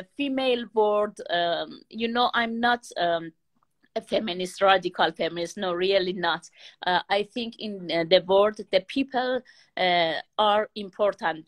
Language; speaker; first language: English; non-native, learner; Persian